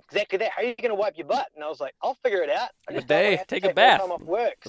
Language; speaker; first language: English; native; English